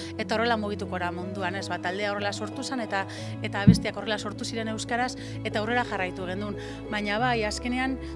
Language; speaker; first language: Basque; native; Basque